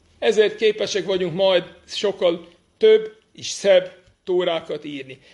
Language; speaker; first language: Hungarian; non-native, fluent; English